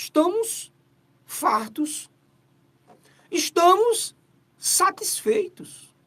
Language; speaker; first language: Portuguese; native; Portuguese